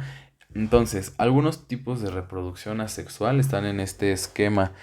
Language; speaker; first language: Spanish; native; Spanish